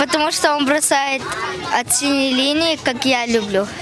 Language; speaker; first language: Russian; non-native, local second language; Kyrgyz